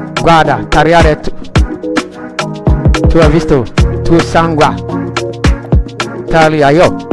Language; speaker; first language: Italian; non-native, learner; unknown